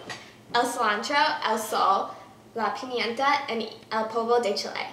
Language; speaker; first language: Spanish; non-native, learner; English